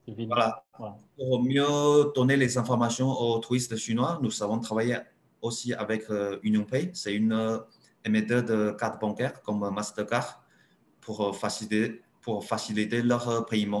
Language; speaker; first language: French; non-native, learner; Chinese